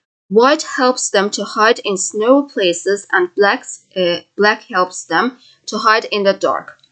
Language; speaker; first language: English; non-native, fluent; Azerbaijani